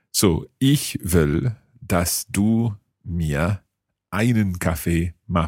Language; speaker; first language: German; non-native, learner; English